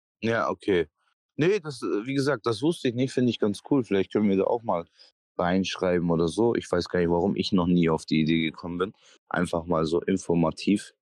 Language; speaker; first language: German; native; German